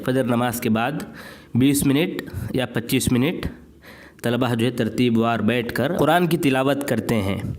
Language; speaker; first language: Urdu; native; Urdu